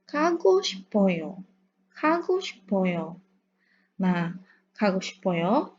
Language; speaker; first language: Korean; non-native, learner; Indonesian